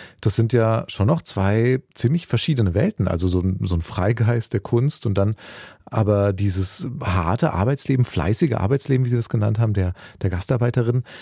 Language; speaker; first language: German; early bilingual, other home language; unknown